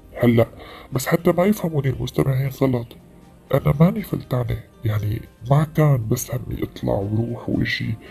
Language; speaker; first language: Arabic; native; Arabic